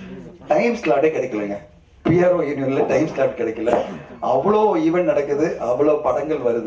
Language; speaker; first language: Tamil; native; Tamil